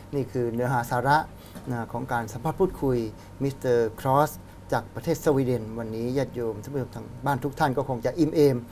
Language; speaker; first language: Thai; native; Thai